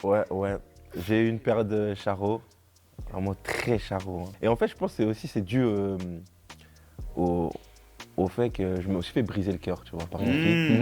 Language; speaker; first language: French; native; French